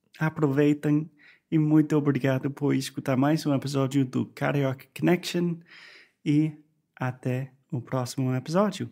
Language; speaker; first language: Portuguese; non-native, fluent; English